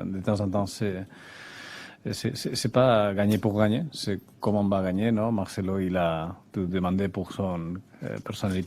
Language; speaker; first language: French; non-native, fluent; Spanish